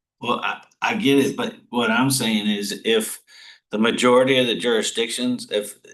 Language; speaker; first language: English; native; English